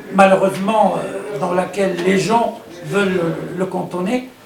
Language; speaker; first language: French; non-native, local second language; Arabic